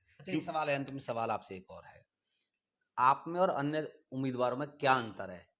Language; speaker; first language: Hindi; native; Hindi